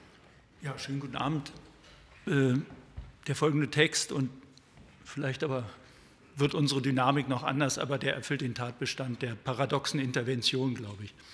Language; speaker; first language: German; native; German